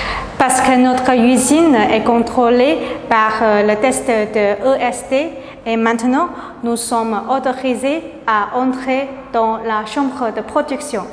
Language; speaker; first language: French; non-native, learner; Chinese